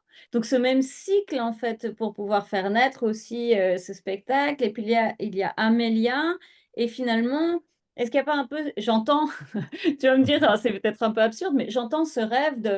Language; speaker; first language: French; native; French